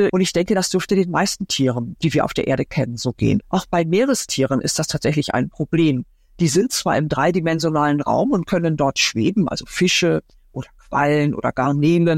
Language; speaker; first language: German; native; German